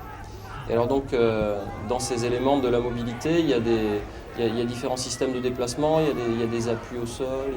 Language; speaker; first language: French; native; French